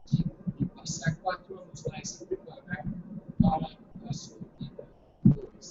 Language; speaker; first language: Portuguese; non-native, fluent; English